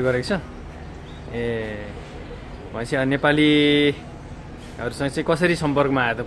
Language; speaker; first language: Nepali; native; Nepali